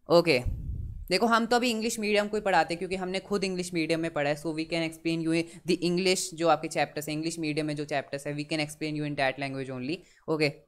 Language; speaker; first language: Hindi; native; Hindi